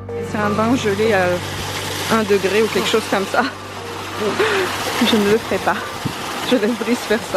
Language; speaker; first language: French; native; French